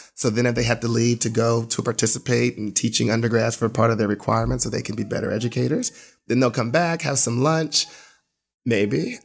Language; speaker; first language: English; native; English